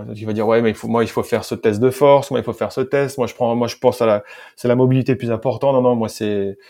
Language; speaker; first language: French; native; French